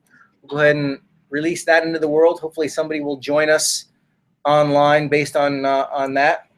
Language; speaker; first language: English; native; English